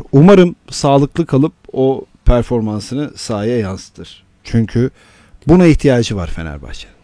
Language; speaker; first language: Turkish; native; Turkish